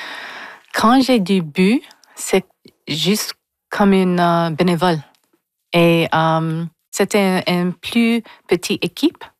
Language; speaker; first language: French; non-native, local second language; English